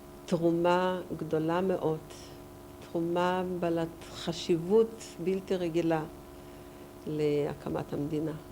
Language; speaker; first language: Hebrew; non-native, fluent; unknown